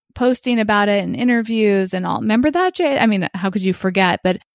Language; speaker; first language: English; early bilingual, other home language; Ukrainian